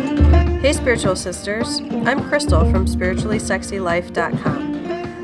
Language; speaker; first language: English; native; English